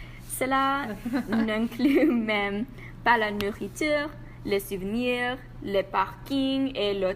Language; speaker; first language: French; non-native, learner; English